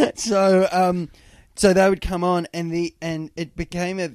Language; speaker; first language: English; native; English